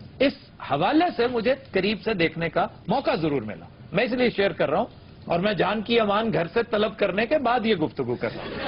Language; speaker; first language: Urdu; non-native, local second language; Punjabi